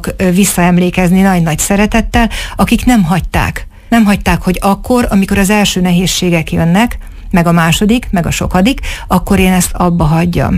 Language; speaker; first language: Hungarian; native; Hungarian